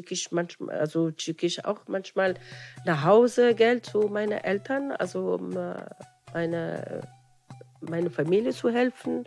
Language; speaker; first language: German; non-native, fluent; Arabic